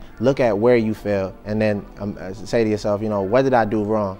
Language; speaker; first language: English; native; English